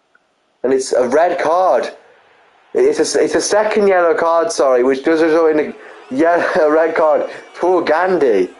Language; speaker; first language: English; native; English